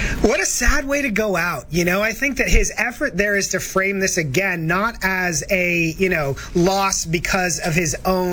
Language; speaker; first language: English; native; English